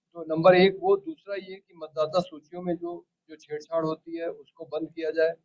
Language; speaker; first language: Hindi; native; Hindi